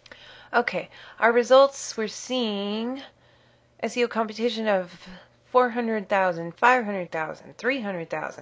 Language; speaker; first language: English; native; English